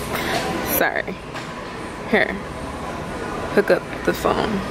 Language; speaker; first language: English; native; English